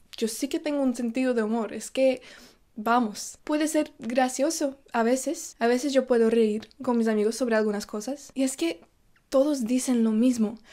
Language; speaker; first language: Spanish; non-native, fluent; Russian